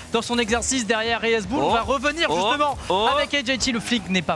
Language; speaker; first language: French; native; French